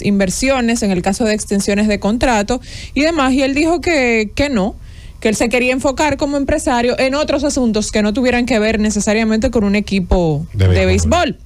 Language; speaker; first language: Spanish; native; Spanish